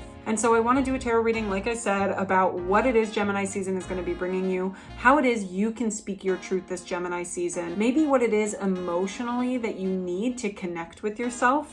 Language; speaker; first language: English; native; English